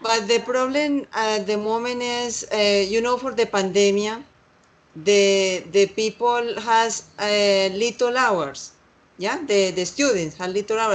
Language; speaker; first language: English; non-native, learner; Spanish